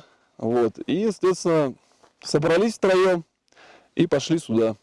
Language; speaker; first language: Russian; native; Russian